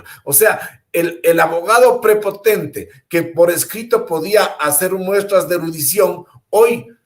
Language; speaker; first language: Spanish; native; Spanish